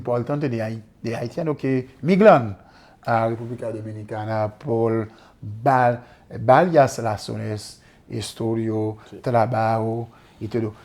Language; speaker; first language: Spanish; non-native, fluent; Haitian Creole